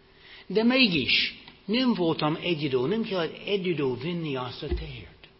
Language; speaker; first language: Hungarian; non-native, fluent; English